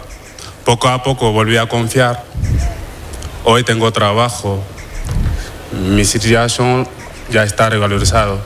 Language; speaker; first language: Spanish; non-native, fluent; Wolof